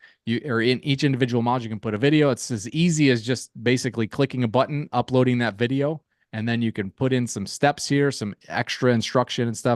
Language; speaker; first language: English; native; English